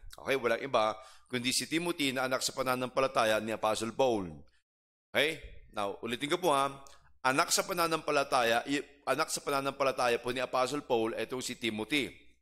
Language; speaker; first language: Filipino; non-native, local second language; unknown